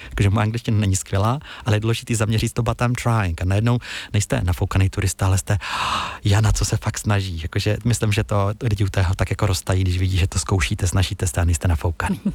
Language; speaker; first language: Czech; native; Czech